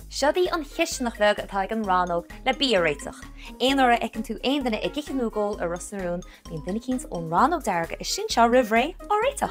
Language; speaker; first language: Irish; native; Irish